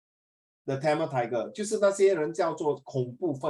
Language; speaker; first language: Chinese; native; Chinese